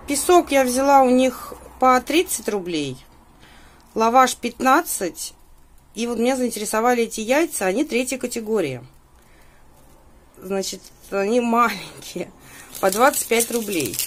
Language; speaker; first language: Russian; native; Russian